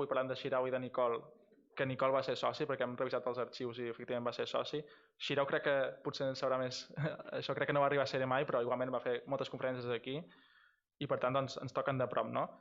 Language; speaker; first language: Catalan; non-native, local second language; Spanish